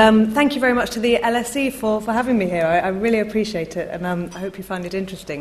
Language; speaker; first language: English; native; English